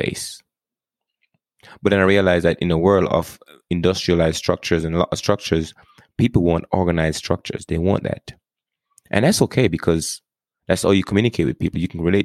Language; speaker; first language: English; non-native, local second language; Jamaican Creole English